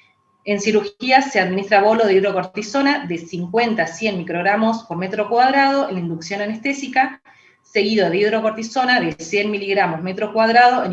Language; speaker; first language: Spanish; native; Spanish